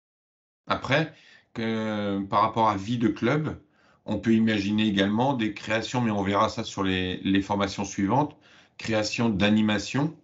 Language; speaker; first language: French; native; French